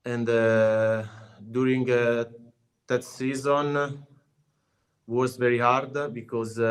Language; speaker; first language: English; non-native, learner; Italian